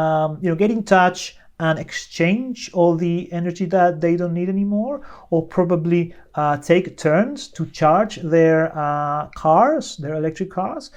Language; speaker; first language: English; non-native, fluent; Spanish